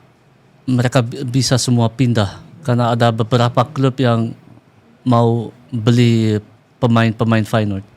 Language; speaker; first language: Indonesian; early bilingual, heritage; Dutch